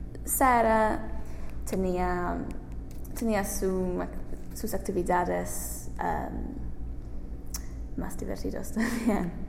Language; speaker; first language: Spanish; non-native, learner; English